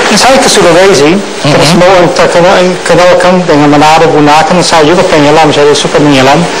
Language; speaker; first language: Indonesian; non-native, fluent; Dutch